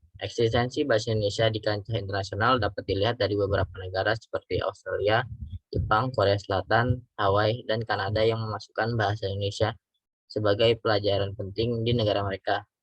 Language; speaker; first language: Indonesian; native; Indonesian